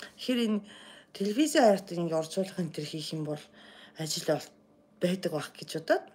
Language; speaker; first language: Mongolian; non-native, fluent; Japanese